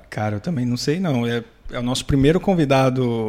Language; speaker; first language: Portuguese; native; Portuguese